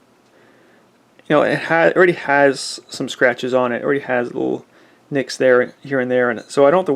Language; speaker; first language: English; native; English